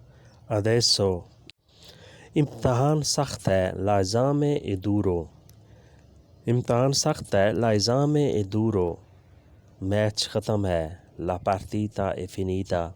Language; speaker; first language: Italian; non-native, learner; Urdu